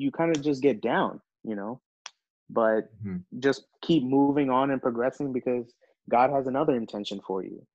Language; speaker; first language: English; early bilingual, other home language; Hindi